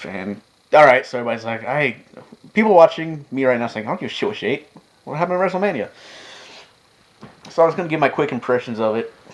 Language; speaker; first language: English; native; English